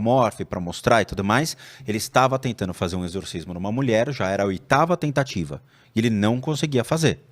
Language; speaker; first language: Portuguese; native; Portuguese